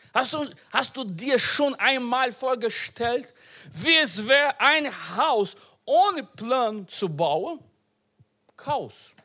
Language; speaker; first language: German; non-native, learner; Portuguese